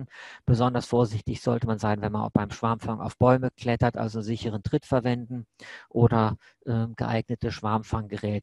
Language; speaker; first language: German; native; German